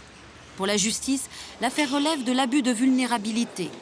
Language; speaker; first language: French; native; French